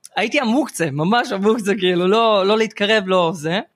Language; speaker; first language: Hebrew; native; Hebrew